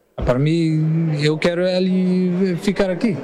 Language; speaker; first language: Portuguese; non-native, learner; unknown